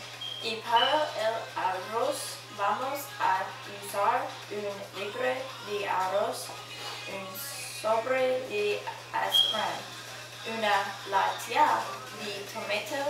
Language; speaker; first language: Spanish; non-native, learner; English